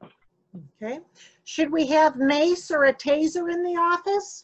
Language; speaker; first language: English; native; English